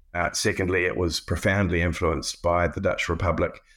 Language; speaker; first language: English; native; English